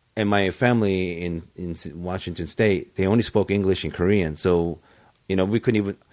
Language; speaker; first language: English; early bilingual, other home language; Japanese